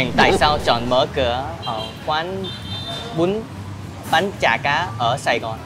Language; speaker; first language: Vietnamese; early bilingual, other home language; Korean